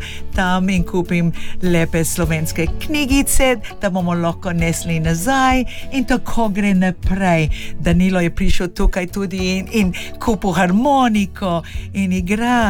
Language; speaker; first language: Slovenian; early bilingual, heritage; Slovenian